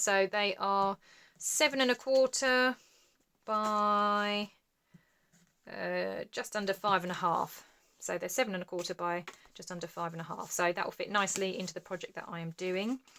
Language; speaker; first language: English; native; English